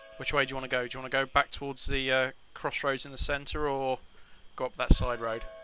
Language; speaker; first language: English; native; English